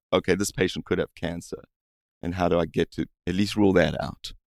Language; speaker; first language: English; native; English